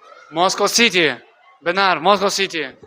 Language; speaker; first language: English; non-native, fluent; Russian